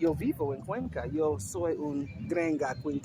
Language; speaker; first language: Spanish; non-native, learner; English